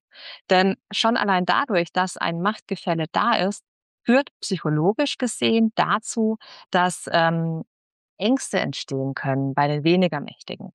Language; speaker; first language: German; native; German